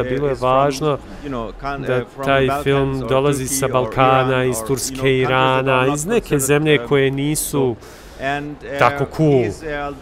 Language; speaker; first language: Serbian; early bilingual, heritage; Albanian